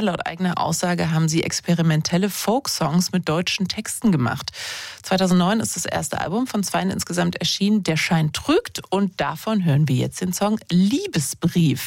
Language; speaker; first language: German; native; German